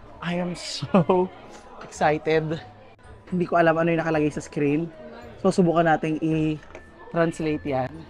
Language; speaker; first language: Filipino; native; Filipino